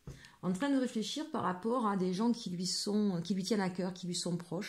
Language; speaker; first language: French; native; French